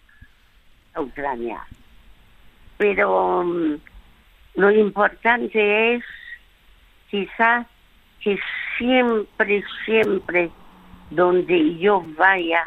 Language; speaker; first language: Spanish; early bilingual, other home language; French